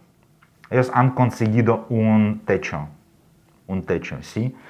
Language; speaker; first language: Spanish; non-native, fluent; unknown